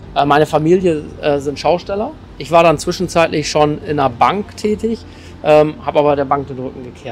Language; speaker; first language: German; native; German